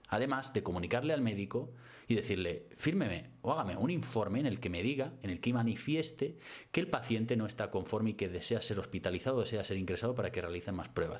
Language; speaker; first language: Spanish; native; Spanish